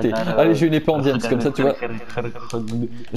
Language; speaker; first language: French; native; French